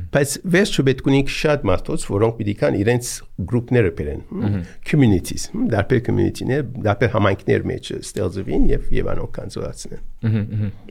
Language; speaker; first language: Armenian; early bilingual, heritage; Armenian